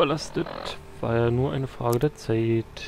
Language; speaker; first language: German; native; German